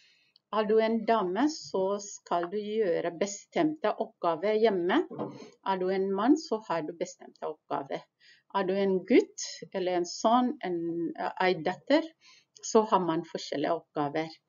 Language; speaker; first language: Norwegian; non-native, fluent; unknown